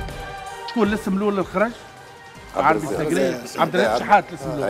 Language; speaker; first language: Arabic; native; Arabic